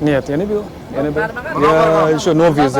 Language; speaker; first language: Russian; non-native, learner; English